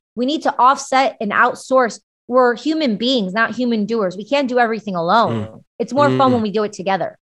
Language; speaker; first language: English; native; English